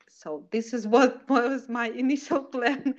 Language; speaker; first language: English; non-native, fluent; Kazakh